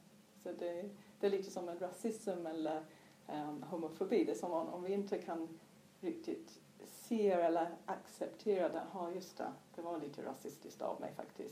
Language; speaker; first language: Swedish; non-native, fluent; English